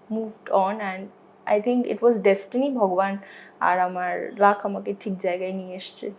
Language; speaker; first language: Bangla; non-native, local second language; Hindi